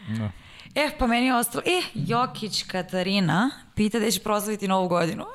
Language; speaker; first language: Serbian; native; Serbian